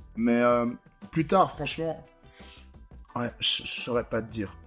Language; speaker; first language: French; native; French